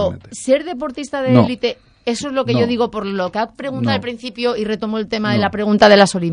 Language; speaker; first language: Spanish; native; Spanish